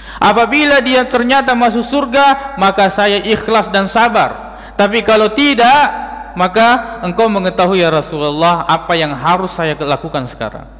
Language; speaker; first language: Malay; native; Malay